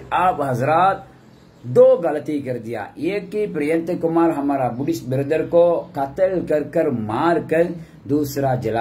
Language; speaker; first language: Hindi; non-native, learner; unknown